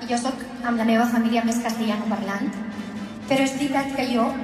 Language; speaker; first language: Catalan; non-native, local second language; Spanish